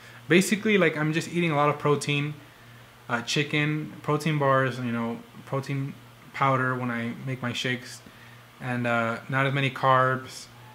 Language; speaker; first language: English; early bilingual, other home language; Spanish